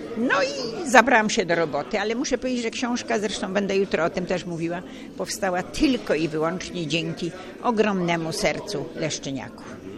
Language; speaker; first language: Polish; native; Polish